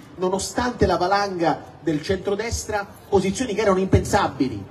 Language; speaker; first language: Italian; native; Italian